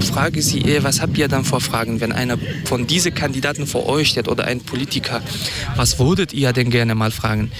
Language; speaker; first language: German; non-native, fluent; Kurdish